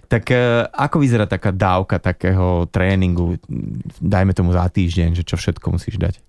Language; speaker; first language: Slovak; native; Slovak